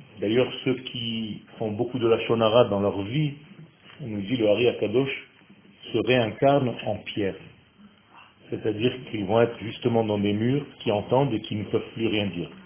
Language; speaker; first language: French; non-native, fluent; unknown